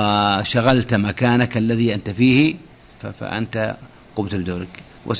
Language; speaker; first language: Arabic; native; Arabic